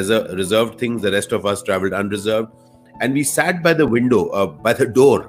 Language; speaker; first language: English; non-native, local second language; Hindi